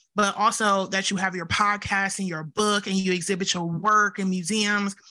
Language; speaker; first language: English; native; English